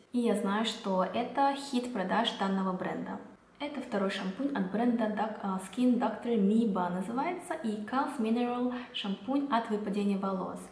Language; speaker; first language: Russian; non-native, fluent; Korean